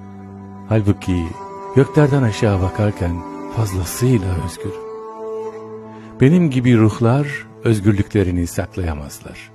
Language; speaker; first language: Turkish; native; Turkish